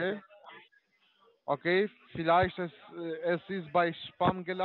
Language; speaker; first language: German; non-native, learner; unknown